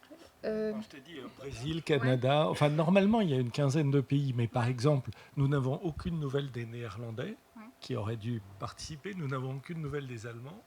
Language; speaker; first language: French; native; French